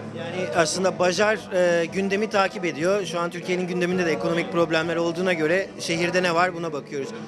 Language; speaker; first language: Turkish; native; Turkish